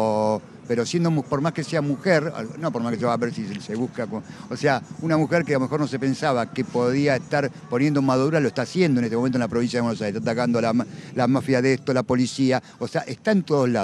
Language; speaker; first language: Spanish; native; Spanish